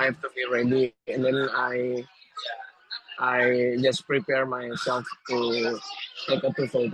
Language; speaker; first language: English; non-native, learner; Indonesian